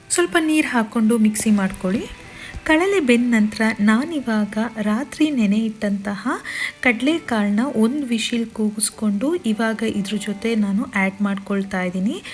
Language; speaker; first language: Kannada; non-native, local second language; Kodava